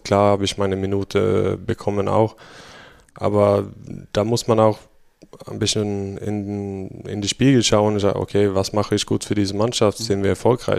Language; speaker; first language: German; non-native, fluent; Swedish